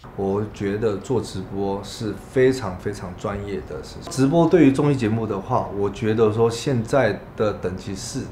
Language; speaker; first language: Chinese; native; Chinese